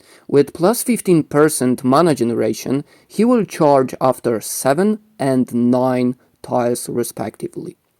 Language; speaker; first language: English; non-native, fluent; Polish